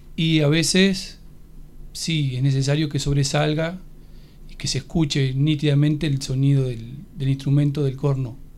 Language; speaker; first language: Spanish; native; Spanish